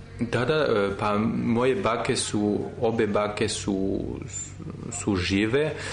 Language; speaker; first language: Serbian; non-native, fluent; French